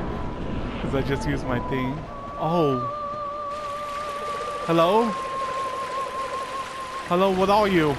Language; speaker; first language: English; native; English